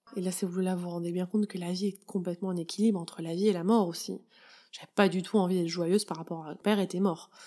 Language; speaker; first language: French; native; French